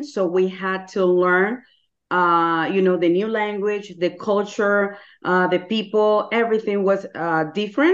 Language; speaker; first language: English; non-native, fluent; Spanish